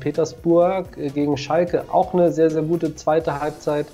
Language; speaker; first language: German; native; German